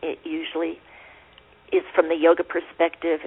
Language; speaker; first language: English; native; English